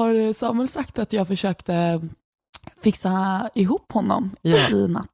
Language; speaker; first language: Swedish; native; Swedish